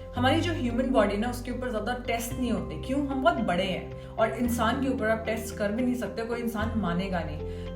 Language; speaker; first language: Hindi; native; Hindi